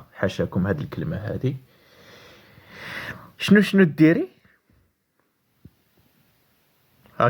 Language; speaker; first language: Arabic; native; Arabic